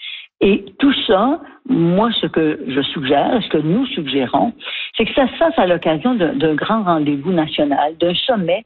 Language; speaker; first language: French; native; French